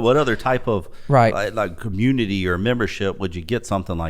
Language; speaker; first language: English; native; English